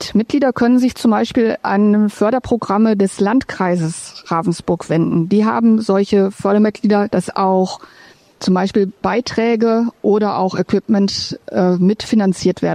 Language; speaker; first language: German; native; German